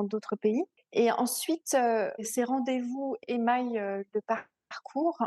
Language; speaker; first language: French; native; French